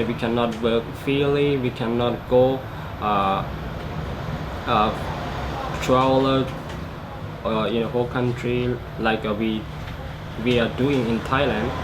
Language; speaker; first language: English; non-native, learner; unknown